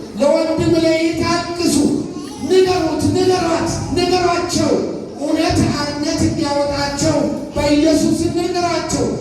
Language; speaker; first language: Amharic; non-native, local second language; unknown